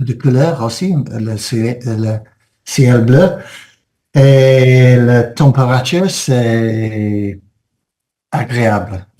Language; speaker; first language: French; non-native, fluent; English